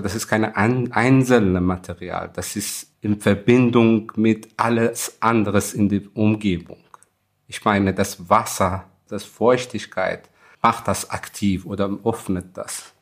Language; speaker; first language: German; non-native, fluent; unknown